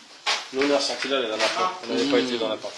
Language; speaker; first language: French; native; French